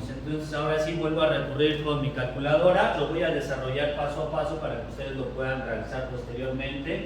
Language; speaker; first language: Spanish; native; Spanish